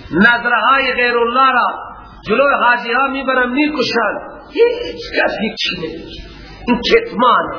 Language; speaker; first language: Persian; non-native, local second language; Baluchi